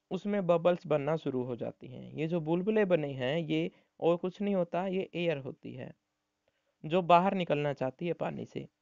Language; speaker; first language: Hindi; native; Hindi